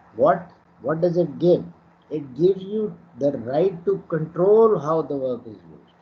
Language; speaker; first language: English; non-native, local second language; Urdu